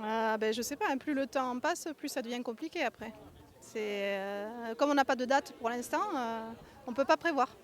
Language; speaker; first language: French; native; French